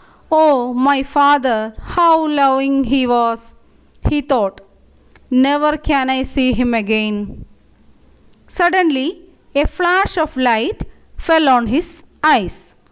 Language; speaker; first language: English; non-native, local second language; Malayalam